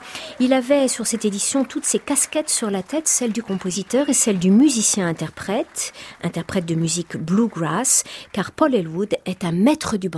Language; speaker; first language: French; native; French